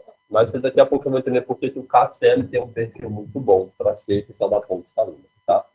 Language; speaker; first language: Portuguese; native; Portuguese